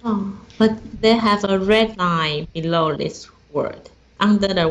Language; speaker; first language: English; non-native, learner; Chinese